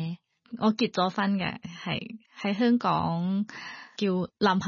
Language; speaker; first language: Cantonese; non-native, learner; Thai